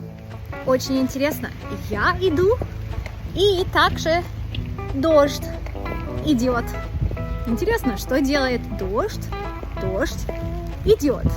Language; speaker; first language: Russian; non-native, fluent; English